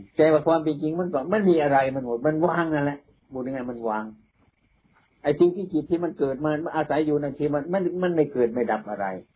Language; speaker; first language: Thai; native; Thai